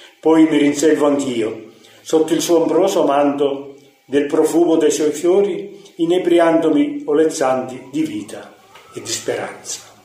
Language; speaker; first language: Italian; non-native, fluent; Portuguese